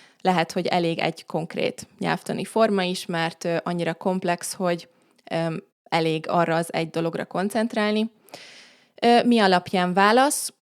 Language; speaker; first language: Hungarian; native; Hungarian